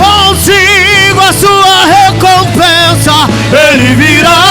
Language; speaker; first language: Portuguese; native; Portuguese